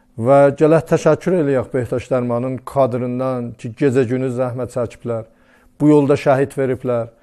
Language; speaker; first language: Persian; non-native, local second language; Azerbaijani